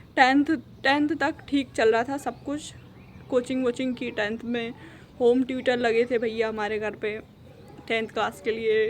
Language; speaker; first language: Hindi; native; Hindi